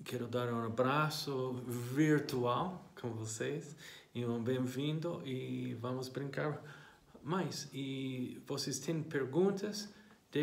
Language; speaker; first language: Portuguese; non-native, fluent; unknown